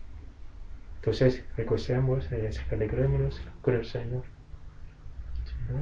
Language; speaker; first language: Spanish; non-native, fluent; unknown